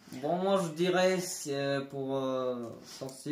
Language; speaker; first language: French; non-native, learner; Spanish